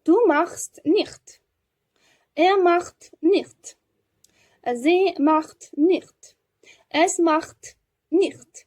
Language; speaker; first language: German; non-native, learner; Georgian